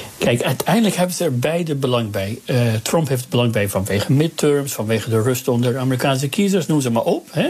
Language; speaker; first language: Dutch; non-native, fluent; Persian